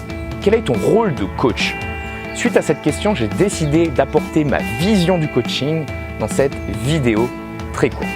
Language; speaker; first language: French; native; French